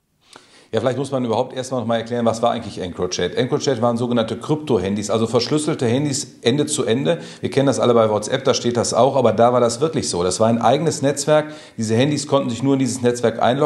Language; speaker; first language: German; native; German